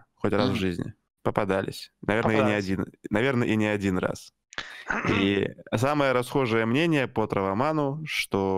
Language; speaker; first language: Russian; native; Russian